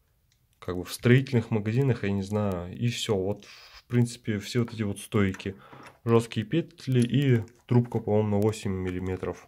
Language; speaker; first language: Russian; native; Russian